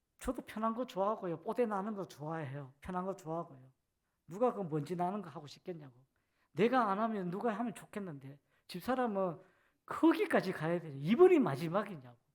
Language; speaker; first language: Korean; native; Korean